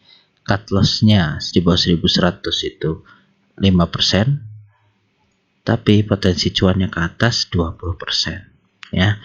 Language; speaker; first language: Indonesian; native; Indonesian